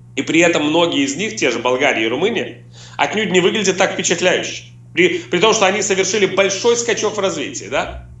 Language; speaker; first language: Russian; native; Russian